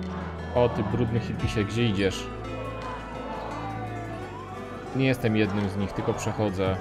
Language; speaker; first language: Polish; native; Polish